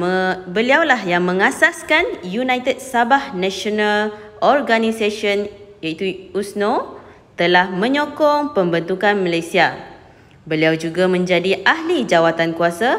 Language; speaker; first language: Malay; native; Malay